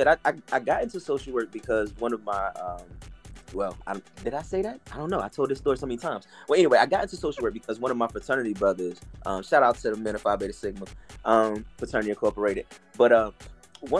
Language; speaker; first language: English; native; English